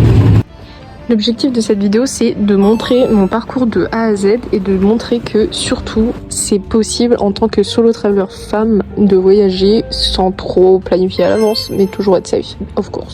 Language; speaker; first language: French; native; French